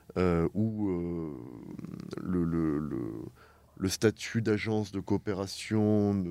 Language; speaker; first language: French; native; French